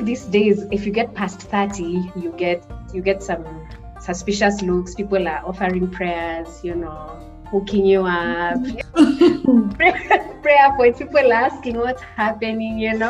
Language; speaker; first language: English; non-native, local second language; Swahili